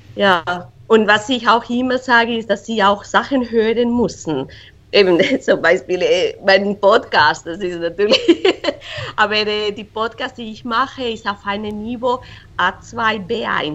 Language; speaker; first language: German; non-native, fluent; Spanish